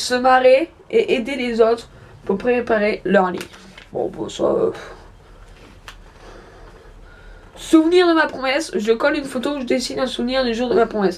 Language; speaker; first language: French; native; French